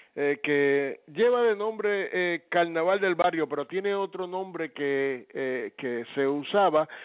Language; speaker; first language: Spanish; early bilingual, heritage; Spanish